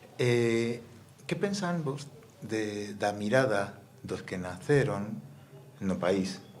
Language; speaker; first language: Galician; non-native, fluent; Spanish